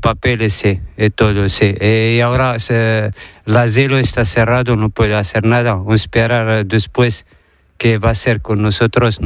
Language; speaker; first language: Spanish; non-native, learner; Arabic